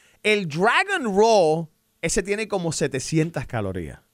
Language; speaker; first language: Spanish; early bilingual, heritage; Spanish